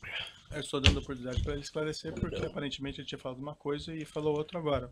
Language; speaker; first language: Portuguese; native; Portuguese